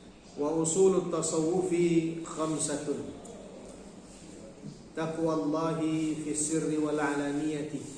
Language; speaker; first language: Arabic; non-native, fluent; Indonesian